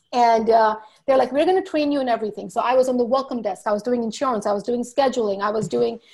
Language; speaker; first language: English; early bilingual, other home language; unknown